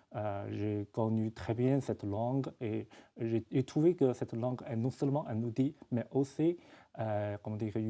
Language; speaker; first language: French; non-native, fluent; Chinese